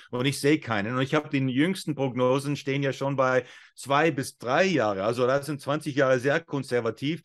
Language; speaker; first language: German; non-native, fluent; English